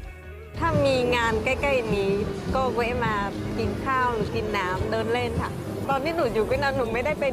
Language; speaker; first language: Thai; non-native, fluent; Vietnamese